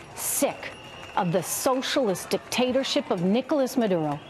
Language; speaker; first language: English; native; English